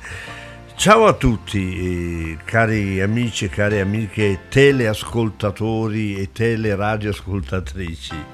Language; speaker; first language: Italian; native; Italian